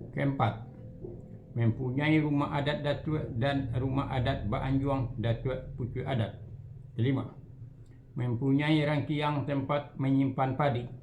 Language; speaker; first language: Malay; non-native, local second language; Minangkabau